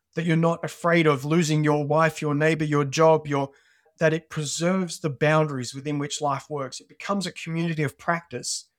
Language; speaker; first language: English; native; English